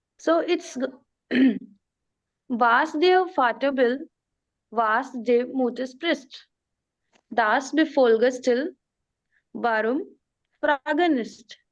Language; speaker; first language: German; non-native, learner; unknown